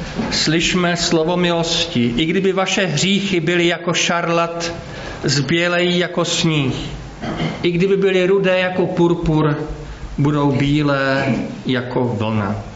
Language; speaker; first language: Czech; native; Czech